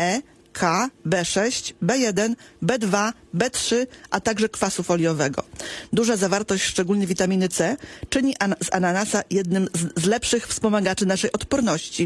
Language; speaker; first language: Polish; native; Polish